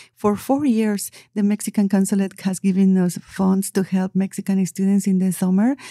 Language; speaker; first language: English; non-native, fluent; Spanish